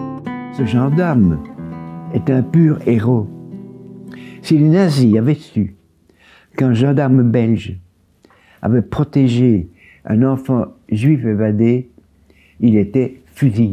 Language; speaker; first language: French; native; French